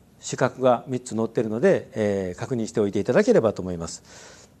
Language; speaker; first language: Japanese; native; Japanese